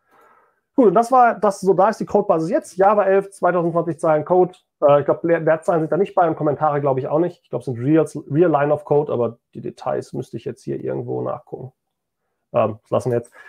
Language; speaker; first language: German; native; German